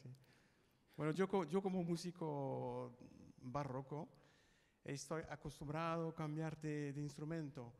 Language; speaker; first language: Spanish; non-native, fluent; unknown